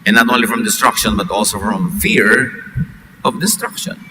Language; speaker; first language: English; non-native, local second language; Filipino